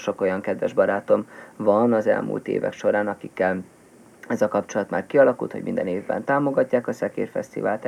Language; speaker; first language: Hungarian; native; Hungarian